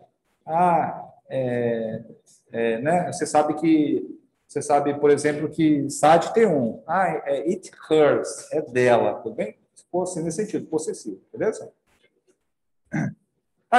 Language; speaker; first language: Portuguese; native; Portuguese